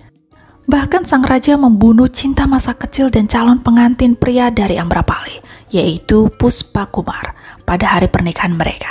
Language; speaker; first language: Indonesian; native; Indonesian